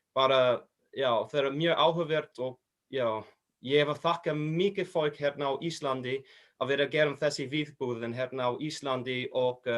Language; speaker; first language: Icelandic; non-native, learner; English